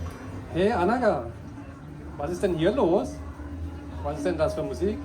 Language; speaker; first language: German; native; German